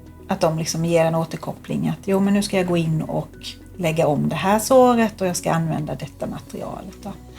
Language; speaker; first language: Swedish; native; Swedish